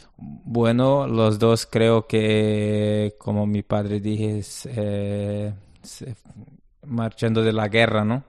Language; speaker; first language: Spanish; non-native, fluent; Portuguese